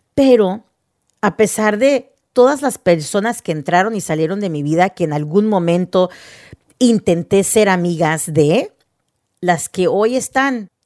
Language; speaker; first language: Spanish; early bilingual, heritage; Spanish